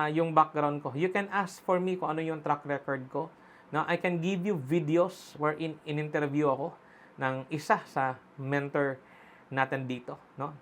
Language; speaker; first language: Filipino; non-native, local second language; Cebuano